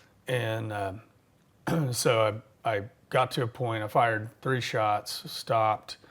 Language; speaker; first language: English; native; English